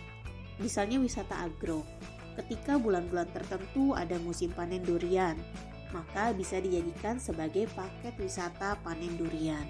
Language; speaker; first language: Indonesian; native; Indonesian